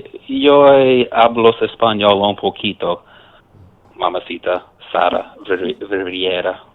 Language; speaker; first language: Spanish; non-native, learner; English